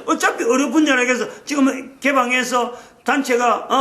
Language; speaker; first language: Korean; native; Korean